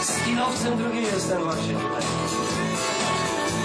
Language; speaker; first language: Polish; native; Polish